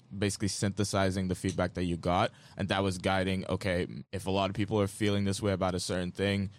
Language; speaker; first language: English; non-native, local second language; Yoruba